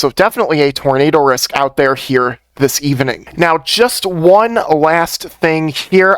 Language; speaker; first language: English; native; English